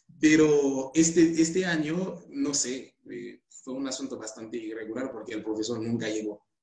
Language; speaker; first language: Spanish; non-native, fluent; Haitian Creole